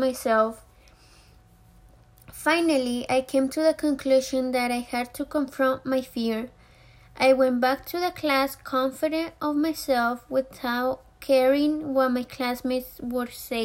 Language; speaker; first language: English; early bilingual, other home language; Spanish